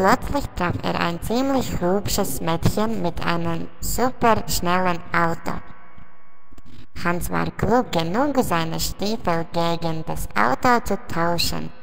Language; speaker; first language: German; non-native, learner; Latvian